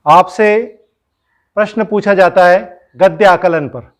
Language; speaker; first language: Hindi; non-native, local second language; Marathi